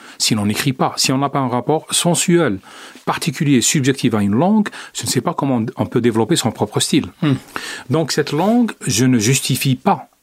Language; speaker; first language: French; non-native, local second language; Arabic